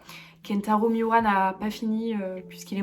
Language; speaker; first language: French; native; French